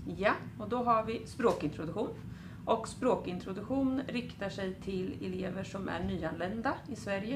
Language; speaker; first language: Swedish; native; Swedish